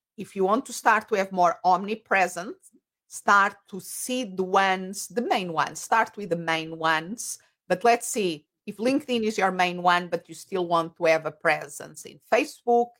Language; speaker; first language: English; non-native, fluent; Portuguese